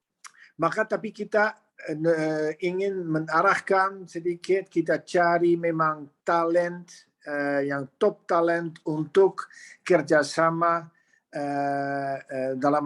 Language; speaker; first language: Indonesian; non-native, fluent; Dutch